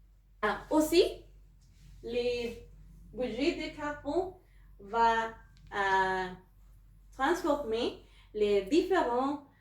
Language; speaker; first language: French; non-native, learner; Spanish